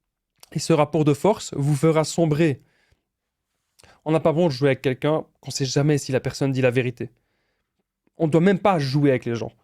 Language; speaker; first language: French; native; French